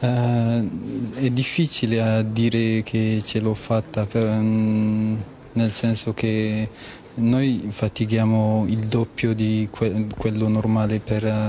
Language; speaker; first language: Italian; non-native, learner; Somali